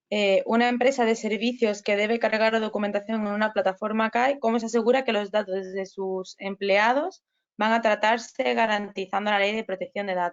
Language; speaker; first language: Spanish; native; Spanish